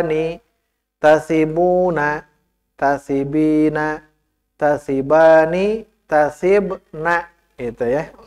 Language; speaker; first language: Arabic; non-native, fluent; Indonesian